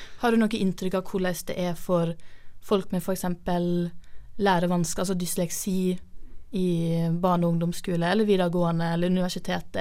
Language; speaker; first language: Norwegian; native; Norwegian